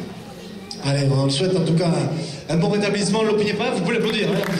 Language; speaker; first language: French; native; French